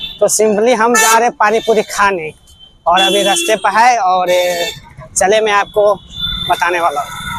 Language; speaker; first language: Hindi; native; Hindi